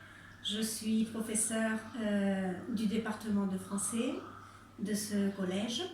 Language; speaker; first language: French; non-native, fluent; Spanish